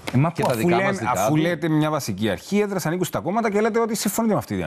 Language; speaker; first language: Greek; native; Greek